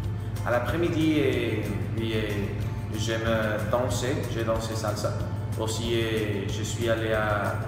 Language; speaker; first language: French; non-native, learner; Spanish